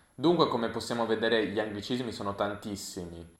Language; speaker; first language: Italian; native; Italian